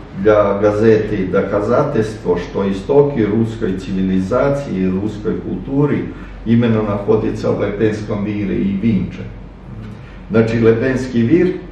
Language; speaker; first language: Russian; non-native, fluent; Serbian